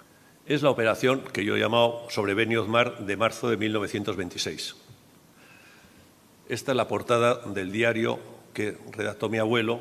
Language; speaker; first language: Spanish; native; Spanish